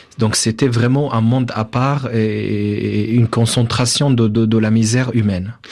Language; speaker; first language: French; non-native, fluent; Arabic